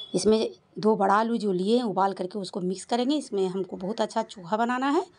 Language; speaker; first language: Hindi; native; Hindi